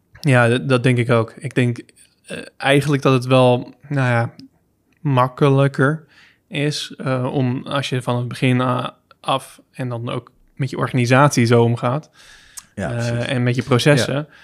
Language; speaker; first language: Dutch; native; Dutch